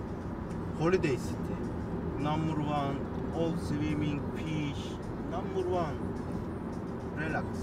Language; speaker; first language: English; non-native, learner; Turkish